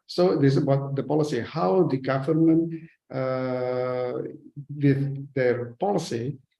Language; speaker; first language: English; non-native, fluent; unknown